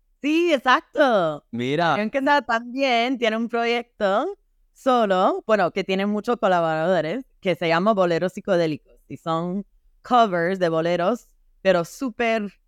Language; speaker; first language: Spanish; non-native, fluent; English